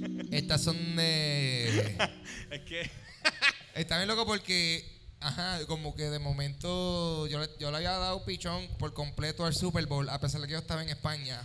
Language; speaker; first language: Spanish; native; Spanish